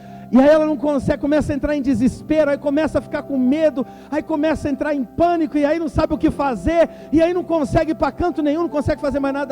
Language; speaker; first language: Portuguese; native; Portuguese